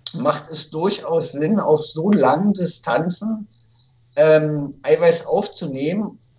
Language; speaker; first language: German; native; German